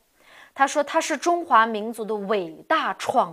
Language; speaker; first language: Chinese; non-native, local second language; Uyghur